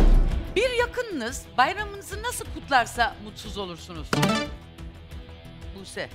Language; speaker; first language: Turkish; native; Turkish